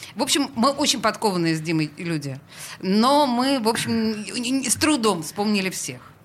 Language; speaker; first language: Russian; native; Russian